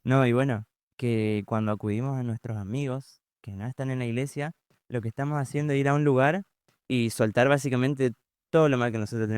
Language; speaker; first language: Spanish; native; Spanish